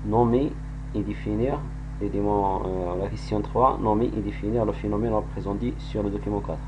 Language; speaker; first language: French; non-native, local second language; Arabic